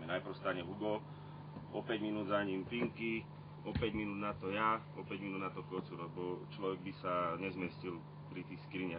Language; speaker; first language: Slovak; native; Slovak